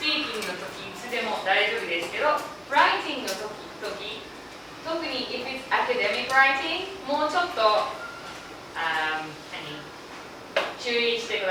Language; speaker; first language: Japanese; non-native, fluent; English